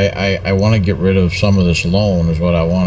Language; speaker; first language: English; native; English